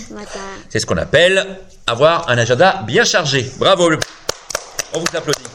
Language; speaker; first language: French; native; French